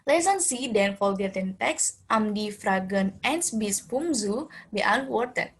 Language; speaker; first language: German; non-native, learner; Indonesian